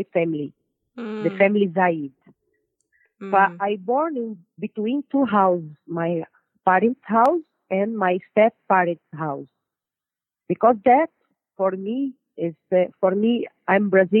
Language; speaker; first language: English; non-native, learner; Portuguese